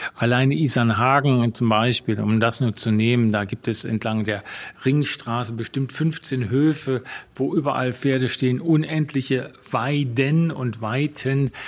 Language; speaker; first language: German; native; German